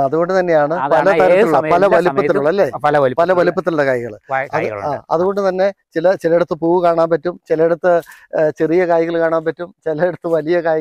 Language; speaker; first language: Malayalam; native; Malayalam